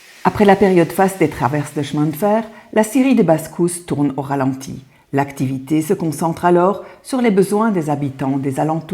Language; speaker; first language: French; native; French